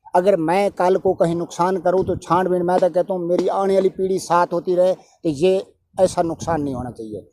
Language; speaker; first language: Urdu; non-native, local second language; Punjabi